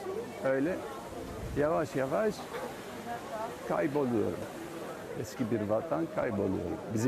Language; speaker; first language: Turkish; non-native, local second language; Greek